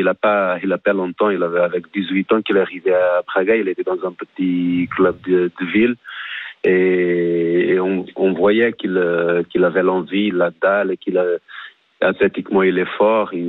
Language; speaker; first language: French; non-native, fluent; Portuguese